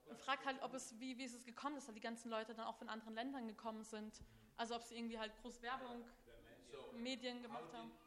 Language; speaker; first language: German; early bilingual, other home language; Polish